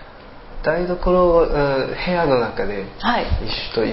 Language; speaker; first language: Japanese; non-native, learner; Chinese